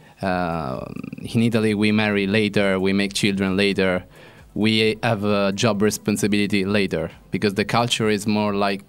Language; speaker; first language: English; non-native, fluent; Italian